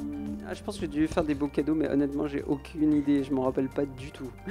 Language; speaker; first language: French; native; French